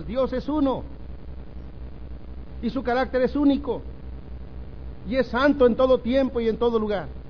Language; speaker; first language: Spanish; native; Spanish